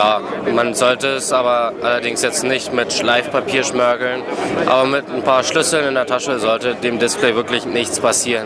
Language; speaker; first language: German; native; German